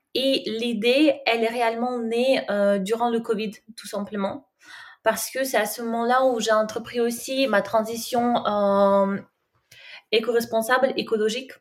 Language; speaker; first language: French; non-native, fluent; Russian